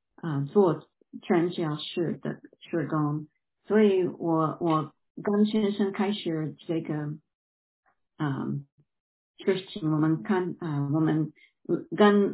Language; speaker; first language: Chinese; non-native, fluent; English